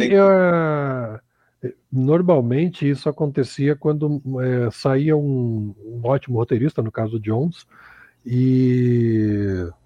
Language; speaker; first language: Portuguese; native; Portuguese